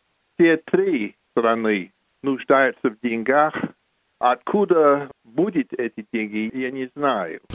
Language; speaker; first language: Russian; non-native, fluent; English